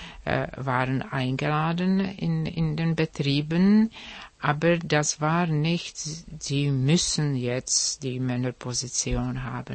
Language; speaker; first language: German; non-native, fluent; Czech